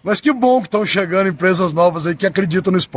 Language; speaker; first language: Portuguese; native; Portuguese